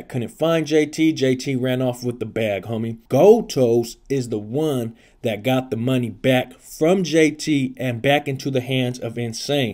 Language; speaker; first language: English; native; English